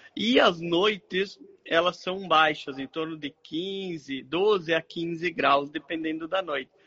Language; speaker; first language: Portuguese; native; Portuguese